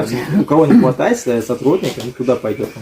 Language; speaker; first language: Russian; non-native, learner; Uzbek